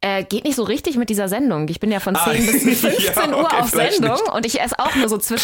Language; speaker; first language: German; native; German